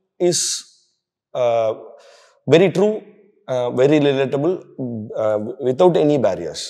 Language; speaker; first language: English; non-native, local second language; Tamil